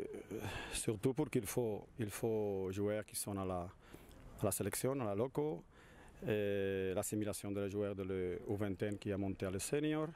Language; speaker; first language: French; non-native, learner; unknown